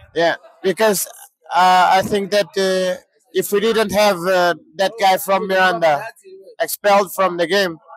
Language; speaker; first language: English; non-native, learner; Portuguese